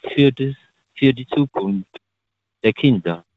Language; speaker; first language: German; native; German